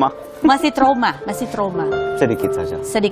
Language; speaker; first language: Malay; non-native, learner; French